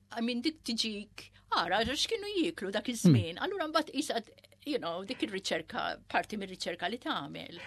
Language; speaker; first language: Maltese; early bilingual, heritage; Maltese